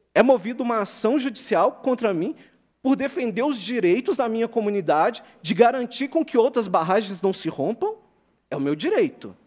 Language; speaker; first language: Portuguese; native; Portuguese